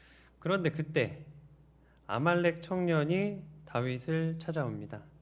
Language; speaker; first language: Korean; native; Korean